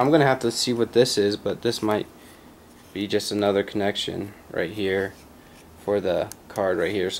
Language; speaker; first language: English; native; English